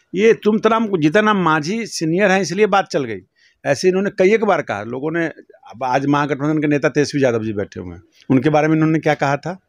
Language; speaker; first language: Hindi; native; Hindi